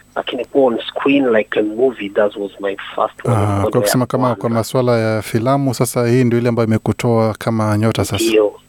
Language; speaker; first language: Swahili; native; Swahili